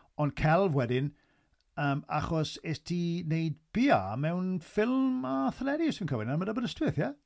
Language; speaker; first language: Welsh; native; Welsh